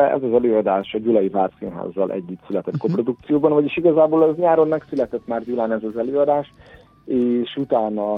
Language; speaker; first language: Hungarian; native; Hungarian